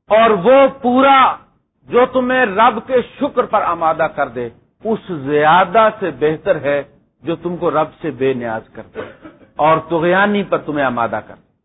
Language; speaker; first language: Urdu; non-native, local second language; Punjabi